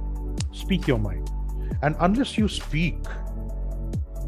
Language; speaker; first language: English; non-native, local second language; Hindi